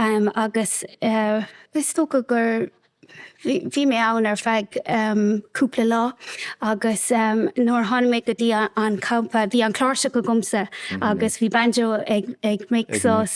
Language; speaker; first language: Irish; non-native, local second language; English